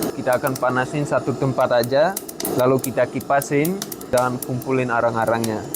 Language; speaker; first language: Indonesian; non-native, fluent; Dutch